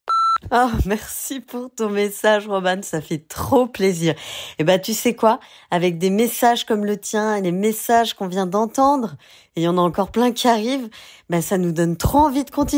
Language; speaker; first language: French; native; French